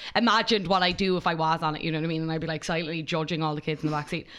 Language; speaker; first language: English; native; English